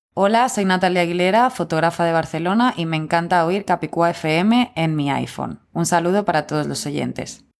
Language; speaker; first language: Spanish; native; Spanish